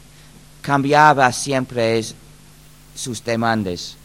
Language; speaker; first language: Spanish; non-native, fluent; English